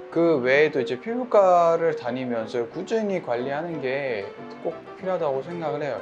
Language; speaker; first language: Korean; non-native, fluent; Italian